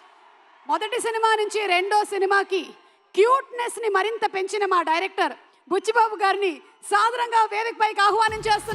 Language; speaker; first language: Telugu; native; Telugu